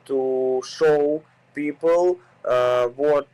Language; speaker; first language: English; non-native, learner; Ukrainian